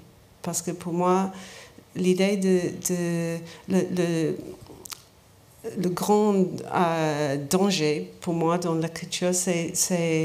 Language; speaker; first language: French; non-native, learner; English